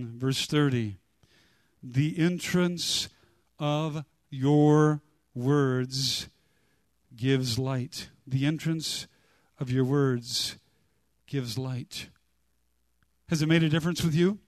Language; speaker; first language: English; native; English